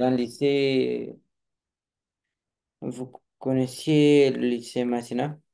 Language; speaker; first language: French; non-native, learner; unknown